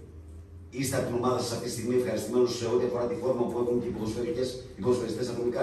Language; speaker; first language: Greek; native; Greek